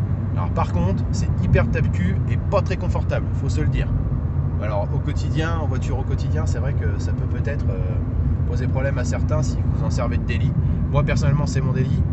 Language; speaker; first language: French; native; French